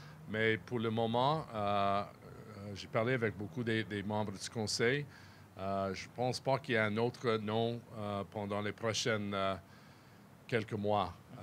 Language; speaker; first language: French; non-native, fluent; English